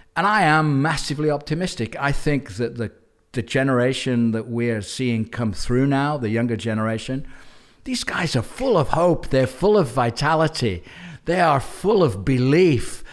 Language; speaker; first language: English; native; English